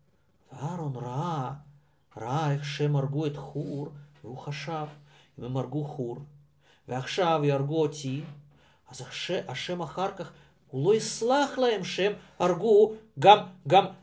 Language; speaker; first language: Hebrew; non-native, fluent; Russian